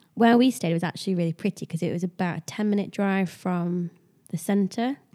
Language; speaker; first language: English; native; English